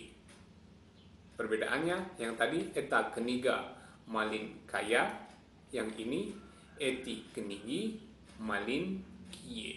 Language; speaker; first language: Indonesian; non-native, local second language; Javanese